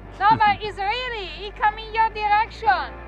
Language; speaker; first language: English; non-native, learner; Italian